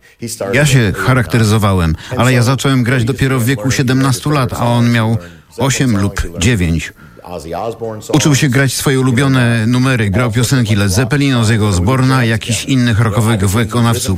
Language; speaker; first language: Polish; native; Polish